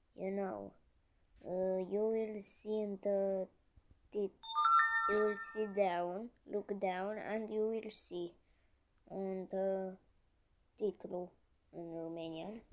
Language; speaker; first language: English; non-native, learner; Romanian